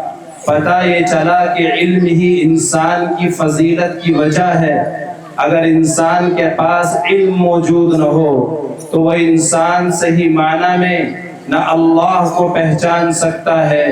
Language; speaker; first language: Urdu; native; Urdu